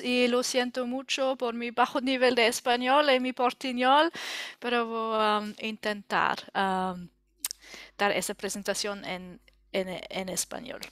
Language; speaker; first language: Spanish; non-native, learner; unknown